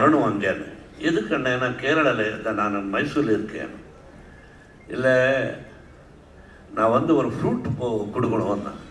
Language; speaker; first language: Tamil; non-native, learner; Telugu